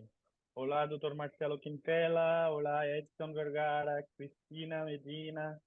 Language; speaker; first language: Spanish; non-native, learner; Portuguese